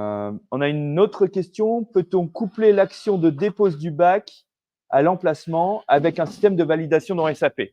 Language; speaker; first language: French; native; French